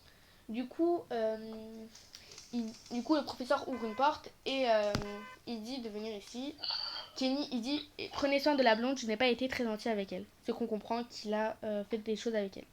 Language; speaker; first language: French; native; French